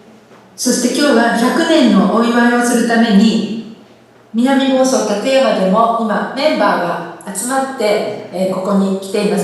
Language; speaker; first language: Japanese; native; Japanese